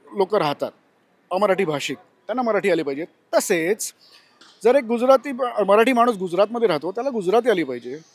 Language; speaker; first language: Marathi; non-native, local second language; Gujarati